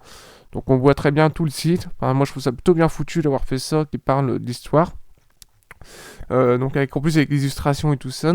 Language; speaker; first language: French; native; French